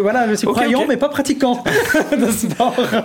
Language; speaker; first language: French; native; French